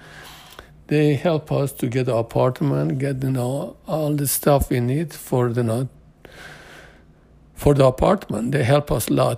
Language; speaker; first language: English; non-native, fluent; Persian